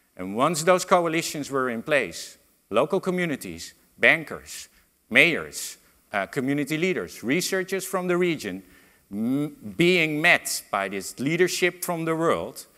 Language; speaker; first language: English; non-native, fluent; Dutch